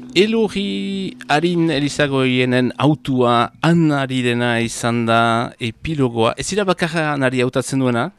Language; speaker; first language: Basque; native; Basque